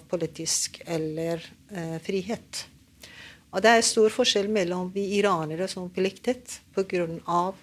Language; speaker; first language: Norwegian; non-native, learner; Persian